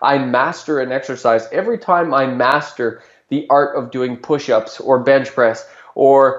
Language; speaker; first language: English; native; English